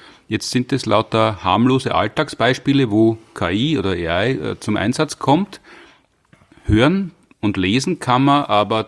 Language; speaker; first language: German; native; German